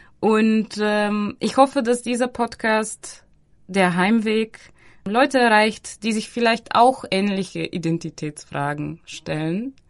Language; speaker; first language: German; non-native, fluent; Bulgarian